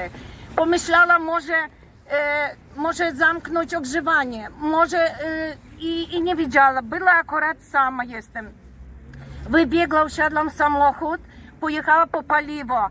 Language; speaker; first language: Polish; non-native, fluent; Ukrainian